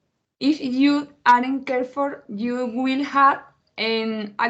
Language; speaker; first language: English; non-native, learner; Spanish